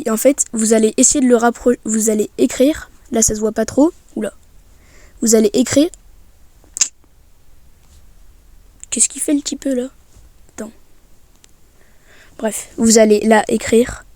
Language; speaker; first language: French; native; French